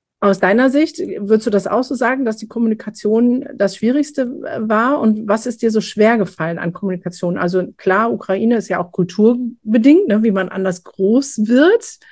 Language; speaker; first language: German; native; German